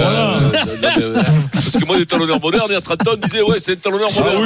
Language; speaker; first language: French; native; French